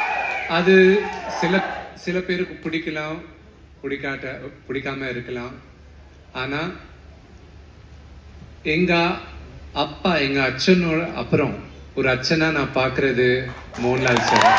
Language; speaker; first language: Tamil; non-native, local second language; Telugu